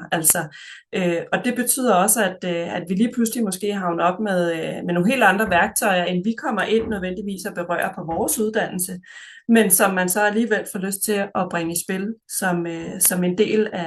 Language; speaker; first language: Danish; native; Danish